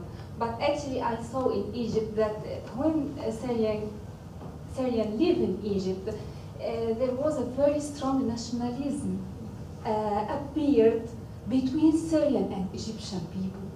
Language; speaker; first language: English; non-native, fluent; Arabic